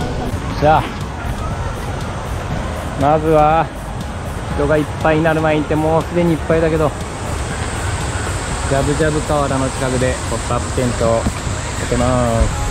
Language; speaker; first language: Japanese; native; Japanese